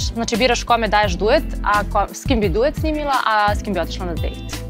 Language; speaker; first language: Serbian; native; Serbian